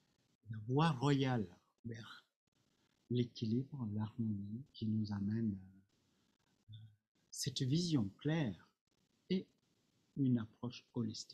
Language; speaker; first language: French; non-native, fluent; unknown